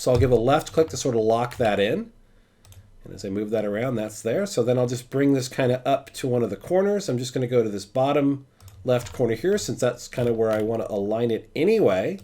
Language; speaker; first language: English; native; English